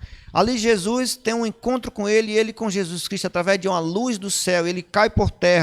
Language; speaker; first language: Portuguese; native; Portuguese